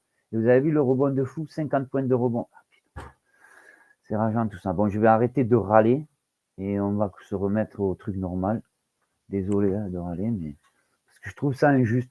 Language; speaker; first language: French; native; French